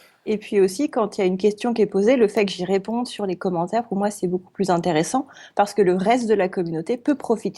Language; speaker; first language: French; native; French